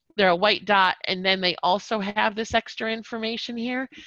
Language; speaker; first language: English; native; English